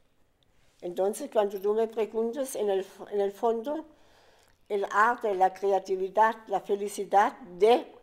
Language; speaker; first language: Spanish; non-native, fluent; German